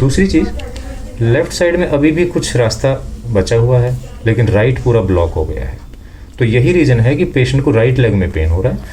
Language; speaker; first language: Hindi; native; Hindi